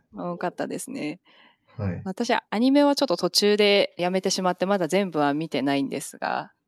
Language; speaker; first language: Japanese; native; Japanese